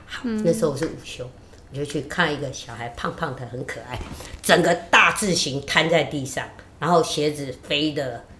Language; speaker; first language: Chinese; native; Chinese